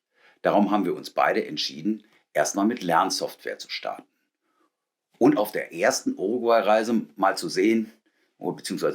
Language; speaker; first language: German; native; German